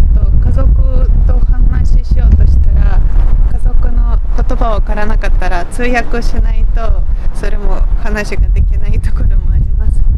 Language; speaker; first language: Japanese; non-native, fluent; Russian